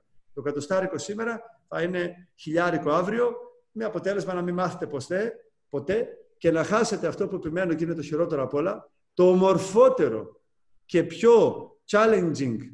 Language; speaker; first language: Greek; native; Greek